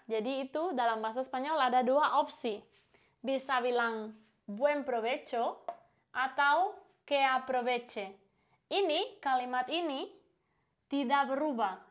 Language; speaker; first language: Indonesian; non-native, fluent; Spanish